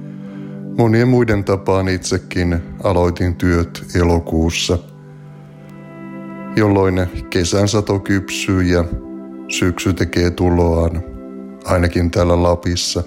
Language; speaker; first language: Finnish; native; Finnish